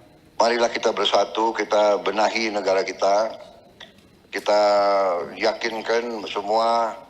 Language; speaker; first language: Indonesian; native; Indonesian